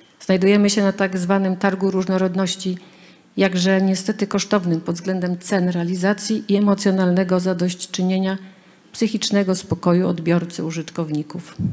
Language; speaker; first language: Polish; native; Polish